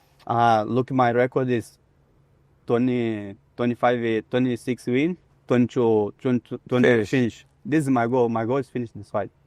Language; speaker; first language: English; non-native, learner; Portuguese